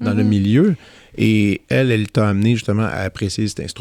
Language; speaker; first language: French; native; French